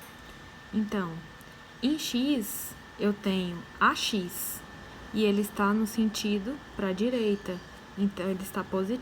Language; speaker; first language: Portuguese; native; Portuguese